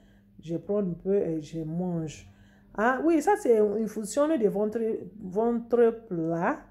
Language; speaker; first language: French; non-native, fluent; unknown